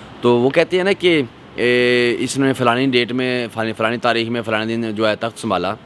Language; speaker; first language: Urdu; non-native, local second language; Punjabi